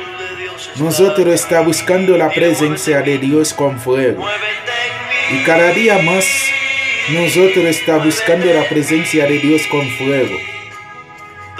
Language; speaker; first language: Spanish; non-native, learner; Haitian Creole